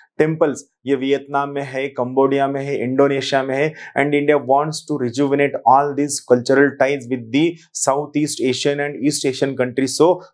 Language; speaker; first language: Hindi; non-native, local second language; Marathi